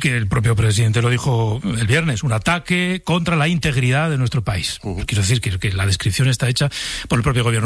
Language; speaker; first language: Spanish; native; Spanish